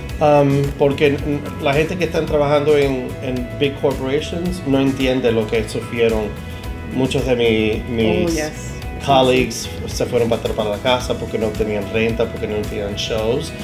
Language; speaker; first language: Spanish; early bilingual, heritage; Spanish